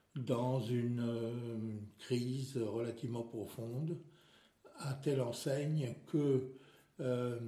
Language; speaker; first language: French; non-native, local second language; Swiss German